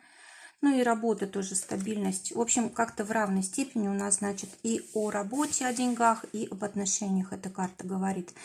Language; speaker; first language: Russian; native; Russian